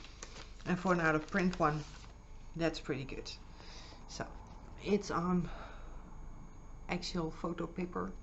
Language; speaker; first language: English; non-native, fluent; Dutch